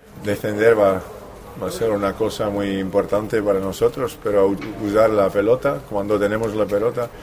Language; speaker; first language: Spanish; non-native, fluent; Czech